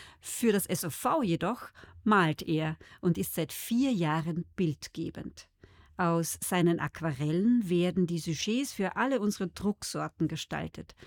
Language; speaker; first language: German; native; German